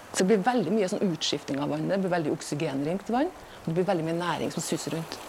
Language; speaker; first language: Norwegian; native; Norwegian